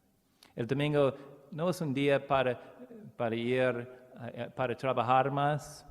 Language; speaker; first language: Spanish; non-native, learner; English